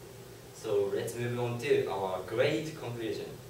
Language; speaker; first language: English; non-native, learner; Japanese